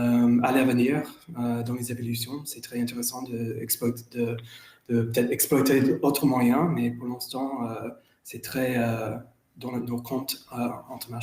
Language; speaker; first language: French; non-native, fluent; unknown